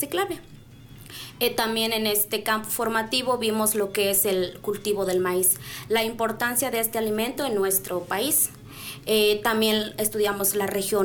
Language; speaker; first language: Spanish; non-native, local second language; Nahuatl languages